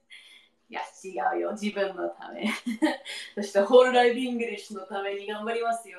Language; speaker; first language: Japanese; non-native, learner; English